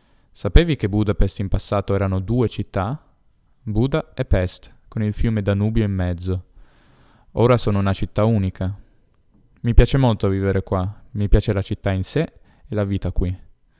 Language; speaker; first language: Italian; native; Italian